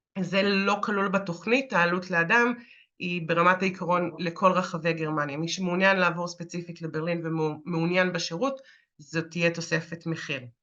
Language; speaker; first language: Hebrew; native; Hebrew